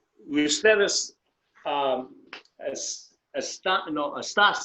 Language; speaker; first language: Spanish; non-native, learner; English